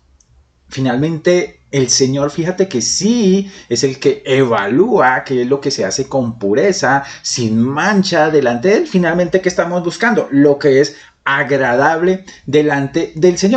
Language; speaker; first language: Spanish; native; Spanish